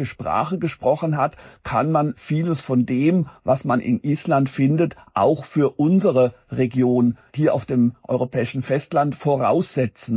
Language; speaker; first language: German; native; German